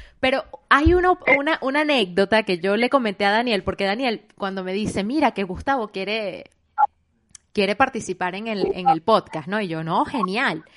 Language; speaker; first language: Spanish; native; Spanish